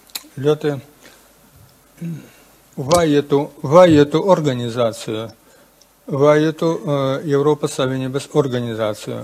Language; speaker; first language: Latvian; non-native, local second language; Russian